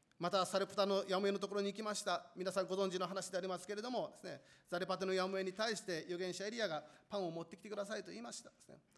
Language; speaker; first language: Japanese; non-native, fluent; Korean